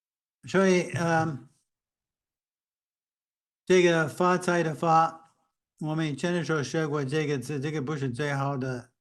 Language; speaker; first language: Chinese; non-native, fluent; English